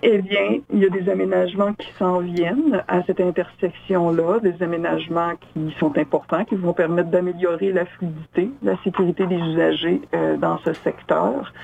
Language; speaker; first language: French; native; French